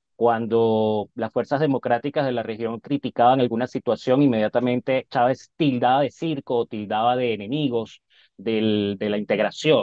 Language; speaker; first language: Spanish; native; Spanish